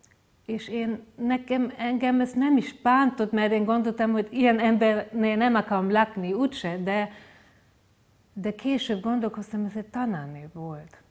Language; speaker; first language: Hungarian; non-native, fluent; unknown